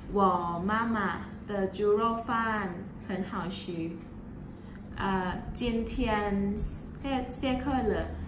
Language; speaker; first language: Chinese; non-native, learner; Thai